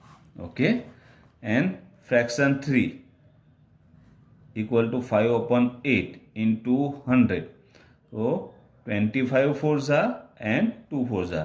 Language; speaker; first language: English; non-native, local second language; Gujarati